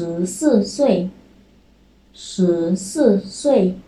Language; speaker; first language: Chinese; non-native, fluent; Khmer